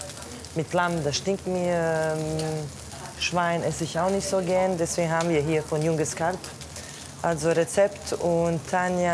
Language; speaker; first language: German; non-native, fluent; Croatian